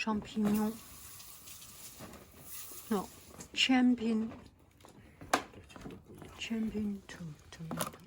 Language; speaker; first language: English; non-native, fluent; Chinese